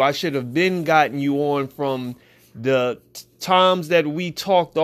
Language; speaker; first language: English; native; English